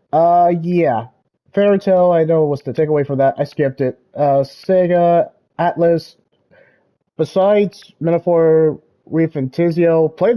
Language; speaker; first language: English; native; English